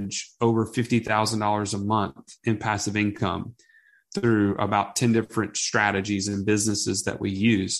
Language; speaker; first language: English; native; English